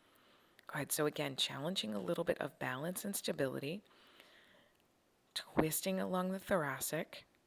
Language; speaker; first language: English; native; English